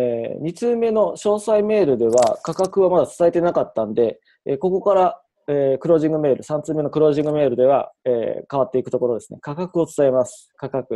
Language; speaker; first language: Japanese; native; Japanese